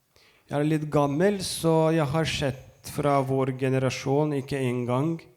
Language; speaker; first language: Norwegian; non-native, fluent; Lithuanian